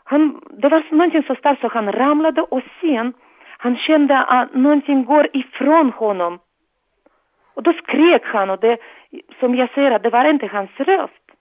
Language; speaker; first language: Swedish; non-native, fluent; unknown